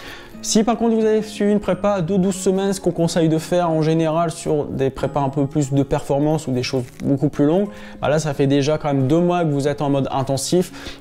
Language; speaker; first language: French; native; French